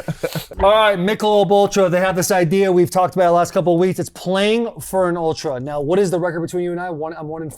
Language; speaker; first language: English; native; English